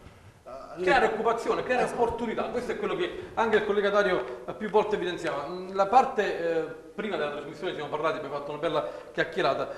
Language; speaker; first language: Italian; native; Italian